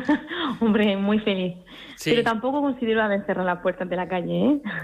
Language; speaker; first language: Spanish; early bilingual, heritage; Spanish